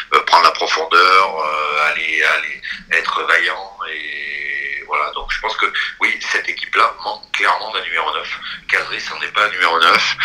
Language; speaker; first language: French; native; French